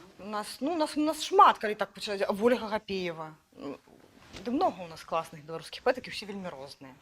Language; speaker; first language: Belarusian; native; Belarusian